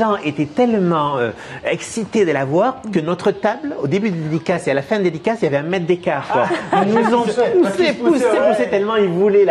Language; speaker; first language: French; native; French